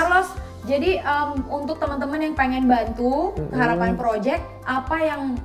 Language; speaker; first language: Indonesian; native; Indonesian